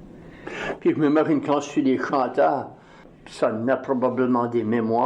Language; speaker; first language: French; native; French